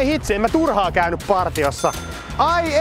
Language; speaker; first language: Finnish; native; Finnish